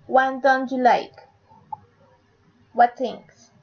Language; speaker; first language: English; non-native, learner; Spanish